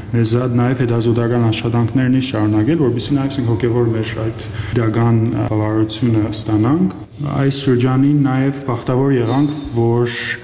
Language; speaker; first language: Armenian; early bilingual, heritage; Armenian